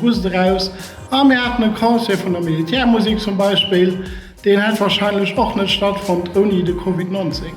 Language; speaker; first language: German; non-native, local second language; Luxembourgish